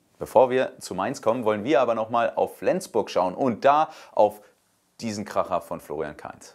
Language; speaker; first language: German; native; German